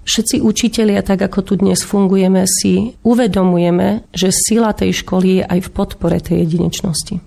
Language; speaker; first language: Slovak; non-native, local second language; Polish